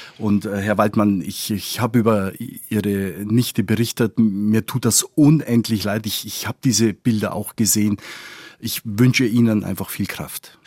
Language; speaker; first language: German; non-native, fluent; Spanish